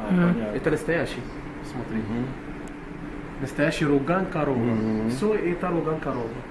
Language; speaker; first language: Russian; non-native, learner; Arabic